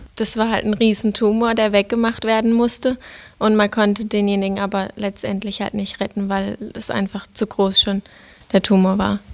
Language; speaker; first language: German; native; German